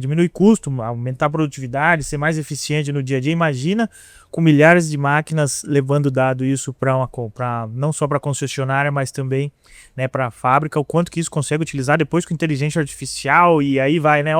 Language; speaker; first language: Portuguese; native; Portuguese